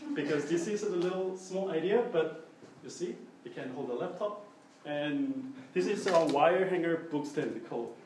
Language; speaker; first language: English; non-native, fluent; Korean